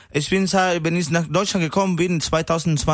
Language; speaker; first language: German; non-native, learner; Spanish